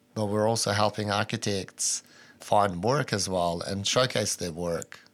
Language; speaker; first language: English; early bilingual, other home language; Albanian